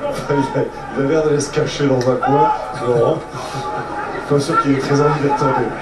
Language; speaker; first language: French; native; French